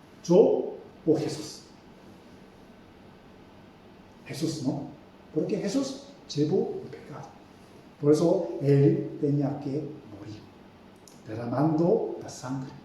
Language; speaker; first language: Spanish; non-native, fluent; Korean